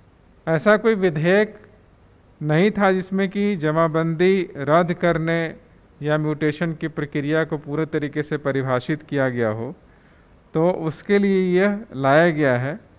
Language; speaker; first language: Hindi; native; Hindi